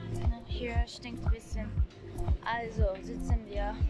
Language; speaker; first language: German; non-native, learner; Japanese